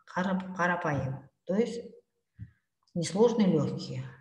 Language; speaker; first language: Russian; non-native, local second language; Kazakh